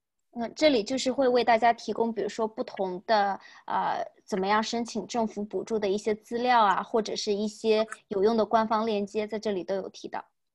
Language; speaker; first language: Chinese; native; Chinese